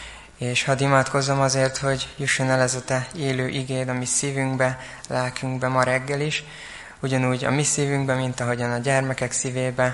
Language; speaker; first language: Hungarian; native; Hungarian